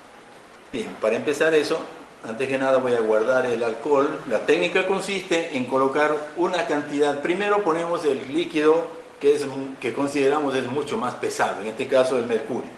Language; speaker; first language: Spanish; native; Spanish